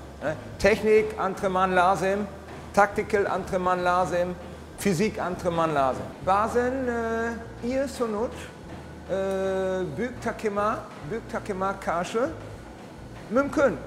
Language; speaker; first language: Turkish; non-native, learner; German